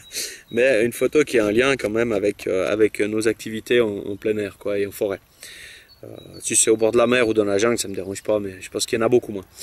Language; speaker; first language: French; native; French